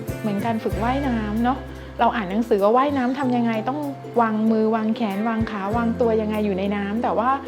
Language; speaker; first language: Thai; native; Thai